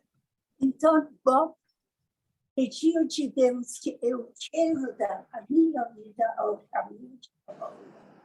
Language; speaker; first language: Portuguese; non-native, learner; Persian